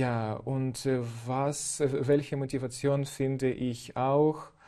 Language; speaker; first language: German; non-native, fluent; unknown